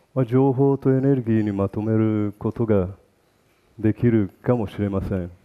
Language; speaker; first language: Japanese; early bilingual, heritage; Portuguese